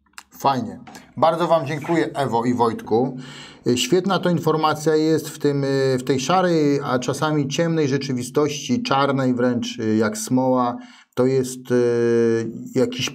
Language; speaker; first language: Polish; native; Polish